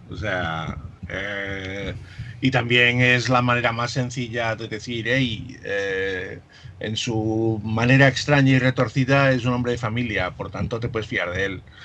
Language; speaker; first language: Spanish; native; Spanish